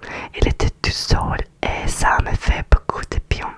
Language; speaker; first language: French; non-native, learner; Russian